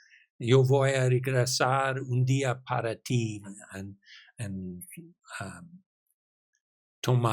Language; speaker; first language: Spanish; non-native, learner; English